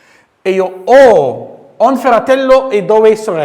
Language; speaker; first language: Italian; non-native, fluent; Arabic